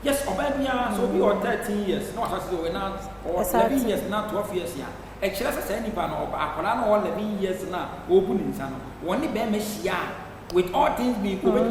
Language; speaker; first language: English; non-native, local second language; Akan